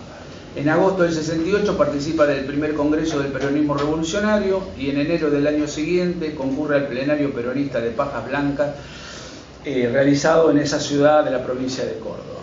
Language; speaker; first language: Spanish; native; Spanish